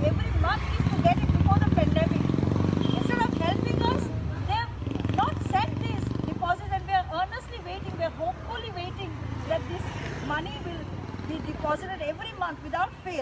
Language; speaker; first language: English; non-native, local second language; Konkani